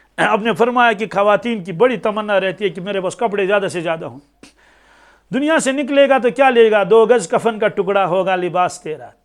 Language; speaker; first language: Urdu; non-native, local second language; Kashmiri